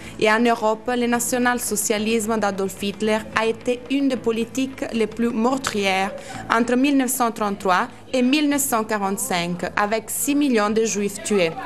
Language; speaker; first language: French; non-native, fluent; Italian